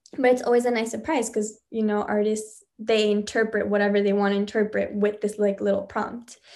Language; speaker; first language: English; early bilingual, other home language; Spanish